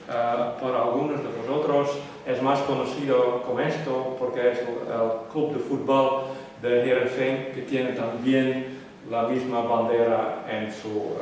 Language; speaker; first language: Spanish; non-native, learner; Western Frisian